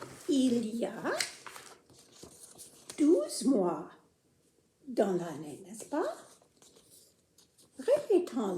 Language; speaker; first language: French; non-native, fluent; English